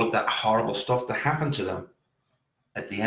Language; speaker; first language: English; native; English